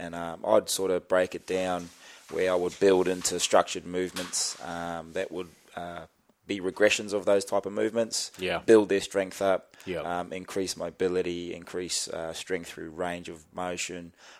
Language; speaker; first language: English; native; English